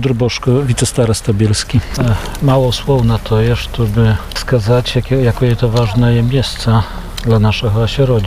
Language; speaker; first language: Polish; non-native, local second language; Belarusian